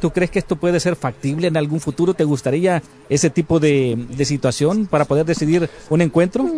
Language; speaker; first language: Spanish; native; Spanish